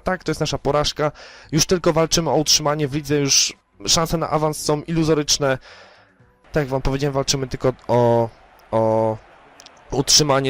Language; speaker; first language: Polish; native; Polish